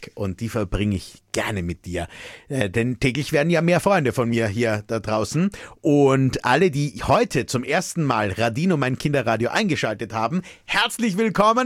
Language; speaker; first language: German; native; German